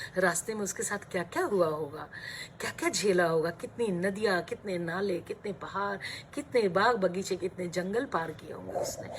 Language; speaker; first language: Hindi; native; Hindi